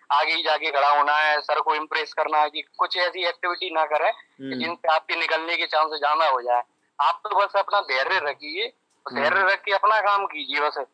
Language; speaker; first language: Hindi; native; Hindi